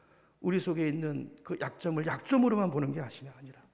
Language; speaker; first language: Korean; native; Korean